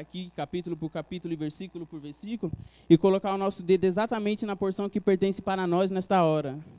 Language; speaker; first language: Portuguese; native; Portuguese